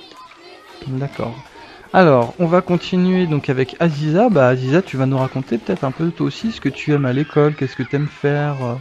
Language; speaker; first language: French; native; French